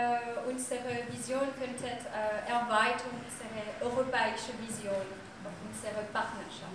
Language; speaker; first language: German; non-native, learner; French